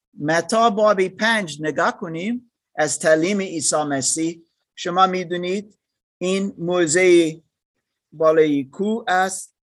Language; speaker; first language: Persian; non-native, learner; English